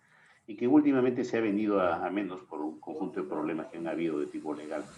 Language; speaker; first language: Spanish; native; Spanish